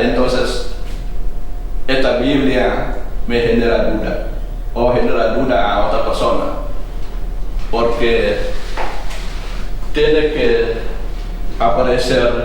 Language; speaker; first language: Spanish; non-native, fluent; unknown